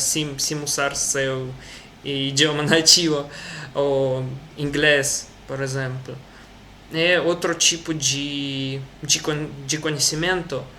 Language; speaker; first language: Portuguese; non-native, learner; Russian